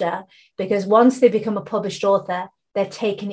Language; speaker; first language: English; native; English